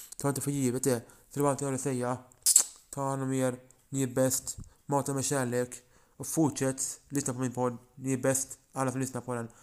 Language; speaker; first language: Swedish; early bilingual, other home language; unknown